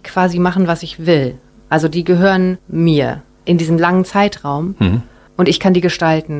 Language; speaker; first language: German; native; German